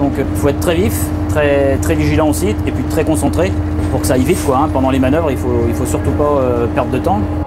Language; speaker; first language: French; native; French